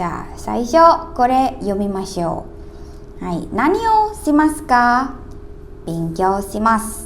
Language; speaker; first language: Japanese; non-native, fluent; Indonesian